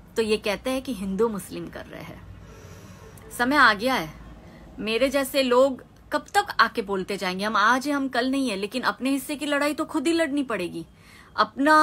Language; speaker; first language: Hindi; non-native, local second language; Gujarati